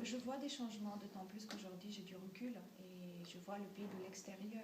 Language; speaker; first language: French; non-native, fluent; Bulgarian